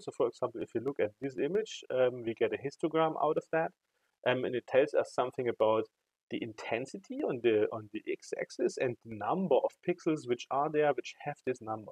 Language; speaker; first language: English; non-native, fluent; German